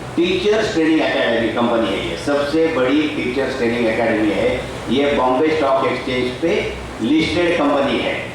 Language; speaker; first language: Hindi; non-native, local second language; Marathi